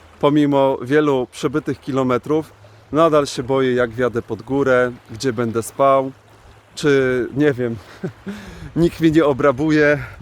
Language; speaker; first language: Polish; native; Polish